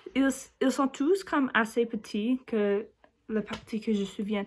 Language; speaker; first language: French; non-native, learner; English